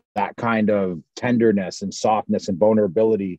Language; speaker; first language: English; native; English